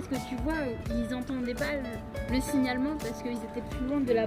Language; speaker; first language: French; native; French